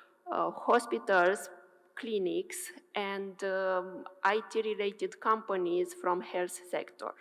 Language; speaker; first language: English; non-native, fluent; Romanian